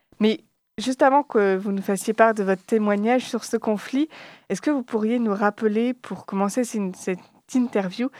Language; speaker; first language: French; native; French